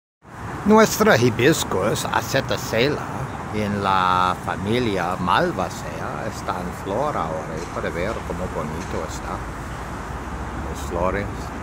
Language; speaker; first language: Spanish; non-native, learner; English